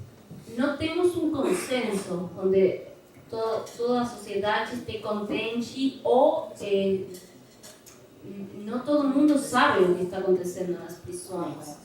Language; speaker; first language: Portuguese; non-native, fluent; Spanish